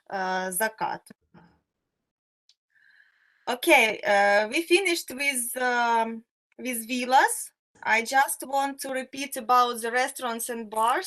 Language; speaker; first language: English; non-native, fluent; Russian